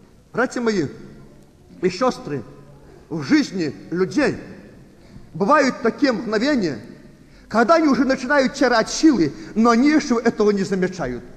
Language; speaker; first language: Russian; native; Russian